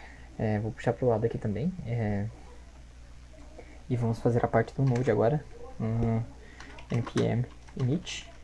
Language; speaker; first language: Portuguese; native; Portuguese